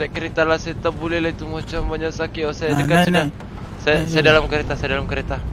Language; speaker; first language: Malay; native; Malay